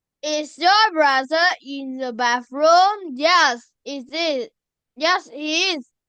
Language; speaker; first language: English; non-native, learner; Vietnamese